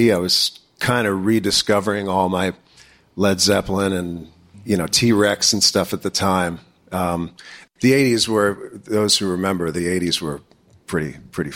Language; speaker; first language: English; native; English